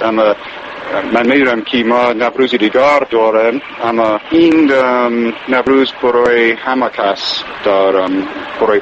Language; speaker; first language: Persian; non-native, learner; English